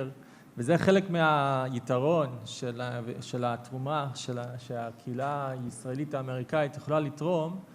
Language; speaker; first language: Hebrew; non-native, fluent; English